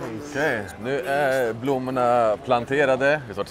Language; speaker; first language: Swedish; native; Swedish